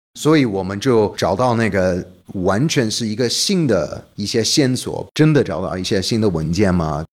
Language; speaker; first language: Chinese; non-native, fluent; English